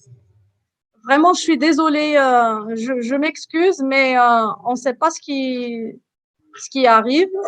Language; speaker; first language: French; non-native, local second language; Arabic